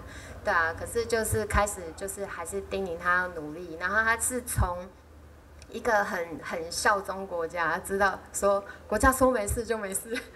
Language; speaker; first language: Chinese; native; Chinese